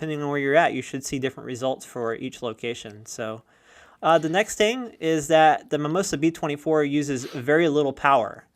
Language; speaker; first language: English; native; English